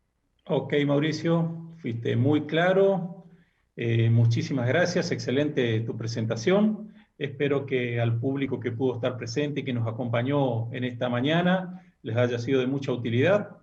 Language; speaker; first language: Spanish; native; Spanish